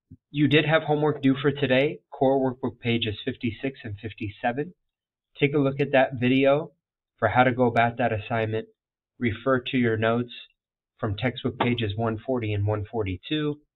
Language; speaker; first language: English; native; English